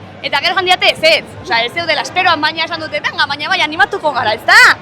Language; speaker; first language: Basque; native; Basque